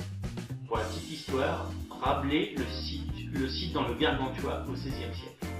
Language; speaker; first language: French; native; French